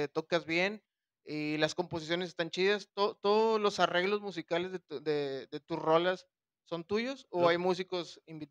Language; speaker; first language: Spanish; native; Spanish